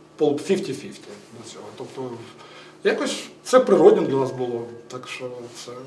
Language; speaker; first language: Ukrainian; non-native, local second language; Russian